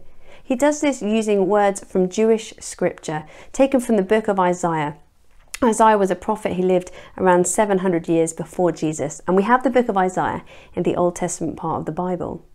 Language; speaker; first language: English; native; English